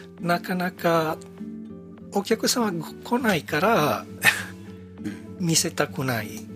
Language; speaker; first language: Japanese; non-native, fluent; Italian